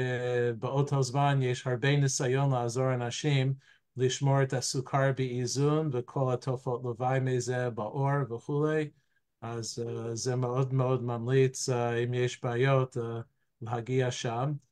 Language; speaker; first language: Hebrew; non-native, fluent; English